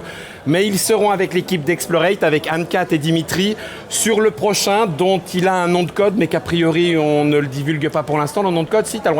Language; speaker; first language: French; native; French